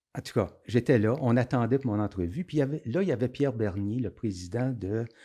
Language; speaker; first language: French; native; French